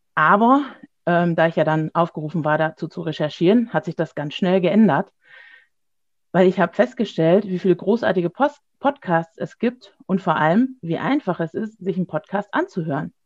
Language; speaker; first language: German; native; German